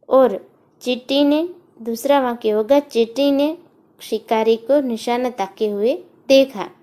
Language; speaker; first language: Hindi; non-native, local second language; Gujarati